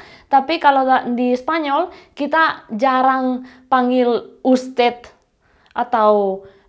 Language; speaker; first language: Indonesian; non-native, fluent; Spanish